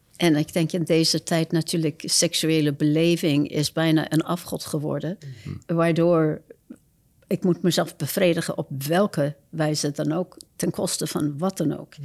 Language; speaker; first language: Dutch; non-native, fluent; English